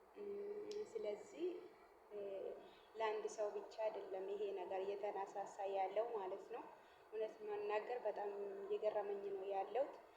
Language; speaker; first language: Amharic; non-native, local second language; Oromo